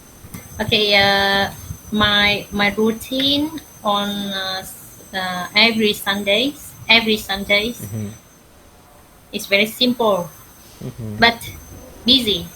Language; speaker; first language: English; non-native, learner; Vietnamese